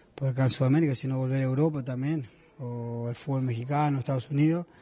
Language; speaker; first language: Spanish; native; Spanish